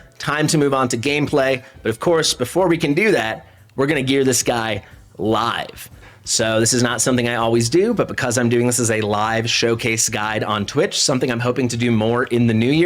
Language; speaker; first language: English; native; English